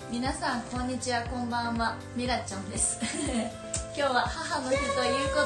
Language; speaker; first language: Japanese; early bilingual, other home language; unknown